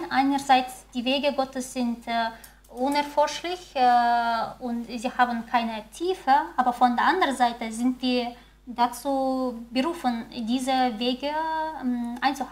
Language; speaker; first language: German; non-native, fluent; Chinese